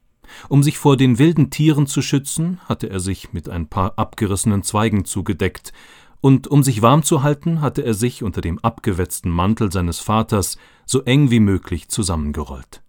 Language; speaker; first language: German; native; German